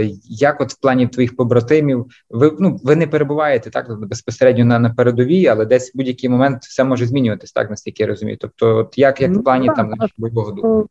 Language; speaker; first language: Ukrainian; native; Ukrainian